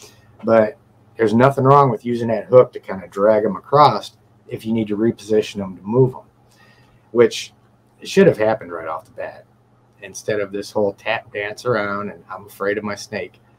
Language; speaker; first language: English; native; English